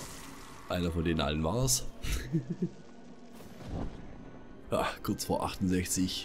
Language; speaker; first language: German; native; German